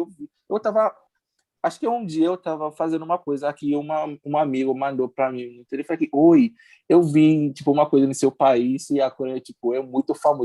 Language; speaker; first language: Portuguese; non-native, learner; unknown